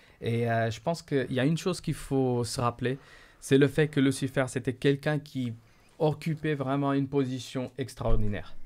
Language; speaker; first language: French; non-native, fluent; Portuguese